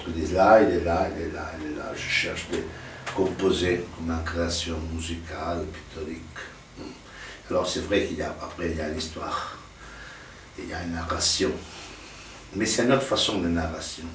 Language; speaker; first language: French; non-native, fluent; Italian